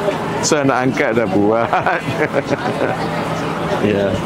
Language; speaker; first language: Malay; native; Malay